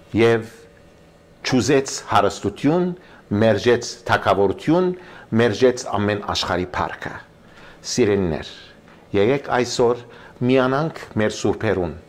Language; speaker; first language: Armenian; early bilingual, heritage; Armenian